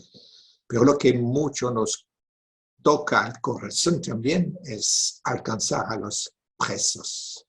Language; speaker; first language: Spanish; non-native, fluent; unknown